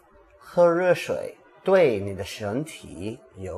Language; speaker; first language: Chinese; non-native, learner; English